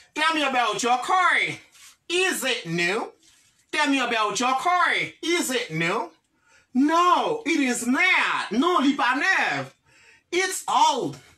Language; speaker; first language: English; non-native, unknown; Haitian Creole